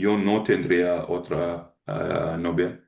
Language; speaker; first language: Spanish; non-native, learner; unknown